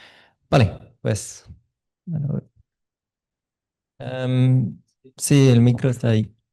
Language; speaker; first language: Spanish; non-native, fluent; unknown